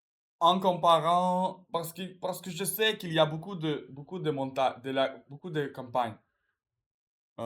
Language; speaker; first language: French; non-native, learner; Russian